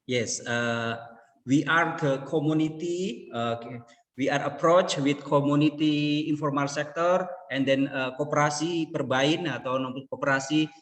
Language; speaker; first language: English; non-native, learner; Indonesian